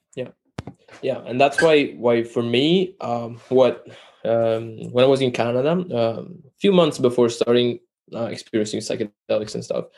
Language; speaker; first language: English; non-native, fluent; Italian